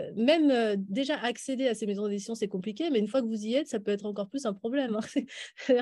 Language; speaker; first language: French; native; French